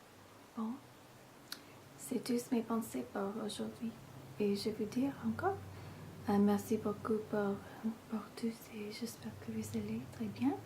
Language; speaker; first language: French; non-native, fluent; English